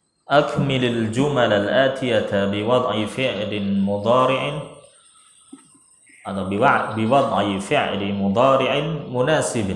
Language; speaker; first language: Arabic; non-native, fluent; Indonesian